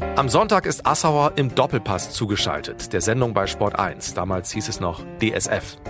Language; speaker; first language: German; native; German